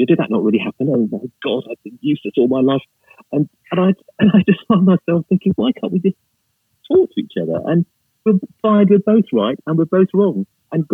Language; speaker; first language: English; native; English